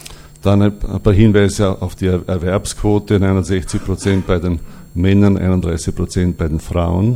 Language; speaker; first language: German; native; German